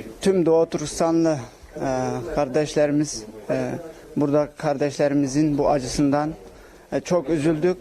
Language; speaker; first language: Turkish; non-native, local second language; Uyghur